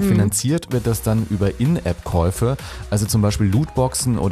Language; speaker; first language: German; native; German